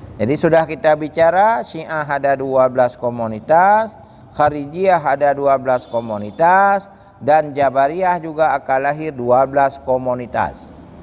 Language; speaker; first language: Malay; non-native, local second language; Achinese